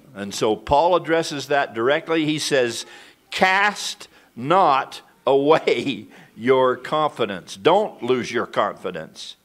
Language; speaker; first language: English; native; English